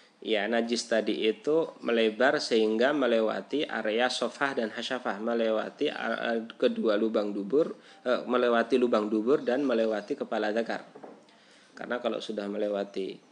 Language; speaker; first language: Indonesian; native; Indonesian